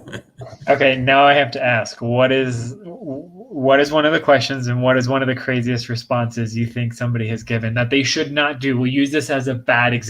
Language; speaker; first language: English; native; English